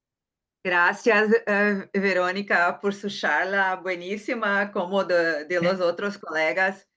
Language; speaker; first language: Spanish; non-native, learner; Portuguese